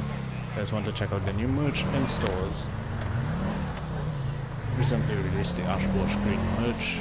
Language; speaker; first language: English; native; English